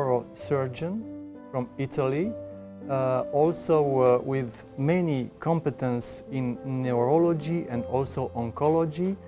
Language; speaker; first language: English; non-native, fluent; Romanian